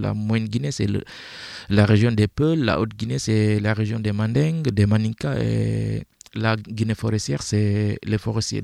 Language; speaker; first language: French; non-native, local second language; Fula